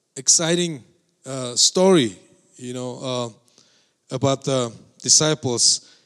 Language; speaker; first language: English; non-native, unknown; Mongolian